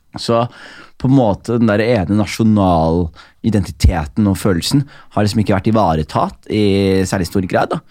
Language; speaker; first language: Norwegian; early bilingual, other home language; Somali